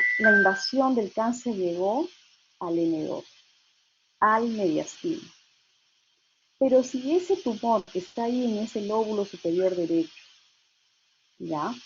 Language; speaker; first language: Spanish; native; Spanish